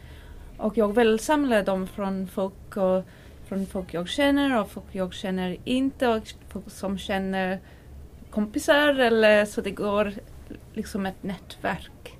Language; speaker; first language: Swedish; non-native, learner; English